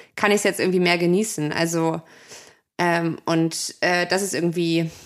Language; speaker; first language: German; native; German